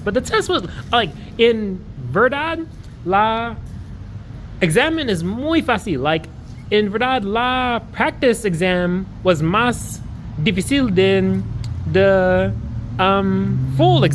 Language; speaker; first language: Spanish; non-native, learner; English